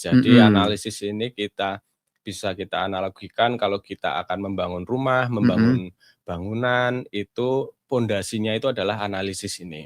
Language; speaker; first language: Indonesian; native; Indonesian